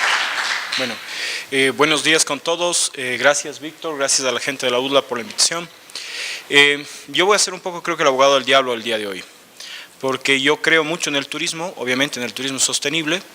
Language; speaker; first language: Spanish; native; Spanish